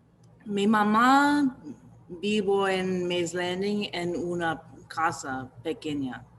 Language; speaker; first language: Spanish; non-native, learner; English